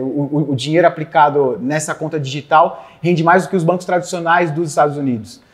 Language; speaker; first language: Portuguese; native; Portuguese